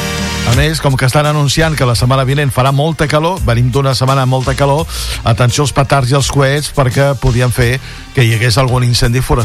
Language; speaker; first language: Catalan; native; Catalan